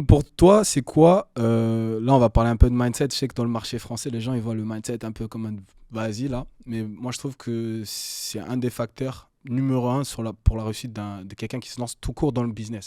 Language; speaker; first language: French; native; French